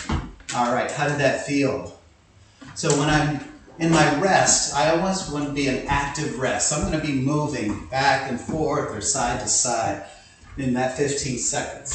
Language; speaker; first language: English; native; English